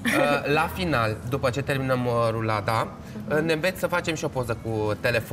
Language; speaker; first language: Romanian; native; Romanian